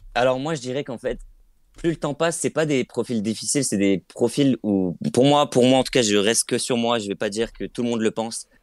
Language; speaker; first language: French; native; French